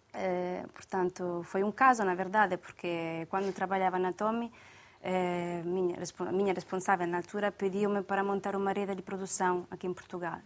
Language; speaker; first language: Portuguese; non-native, fluent; Italian